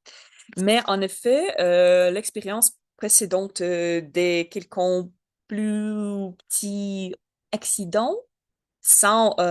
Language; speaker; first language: French; non-native, learner; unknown